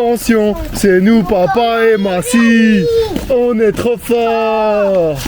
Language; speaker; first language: French; native; French